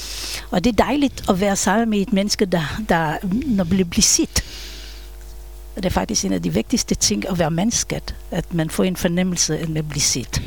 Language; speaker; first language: Danish; non-native, fluent; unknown